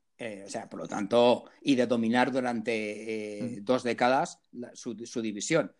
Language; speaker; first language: Spanish; early bilingual, heritage; Spanish